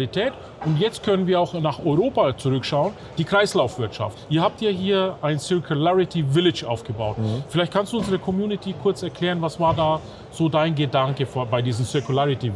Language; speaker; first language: German; native; German